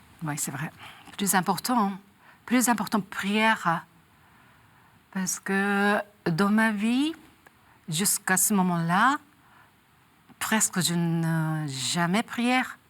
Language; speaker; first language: French; non-native, learner; Japanese